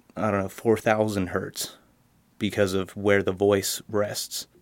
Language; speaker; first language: English; native; English